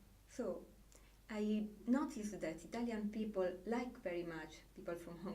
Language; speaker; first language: English; non-native, fluent; Italian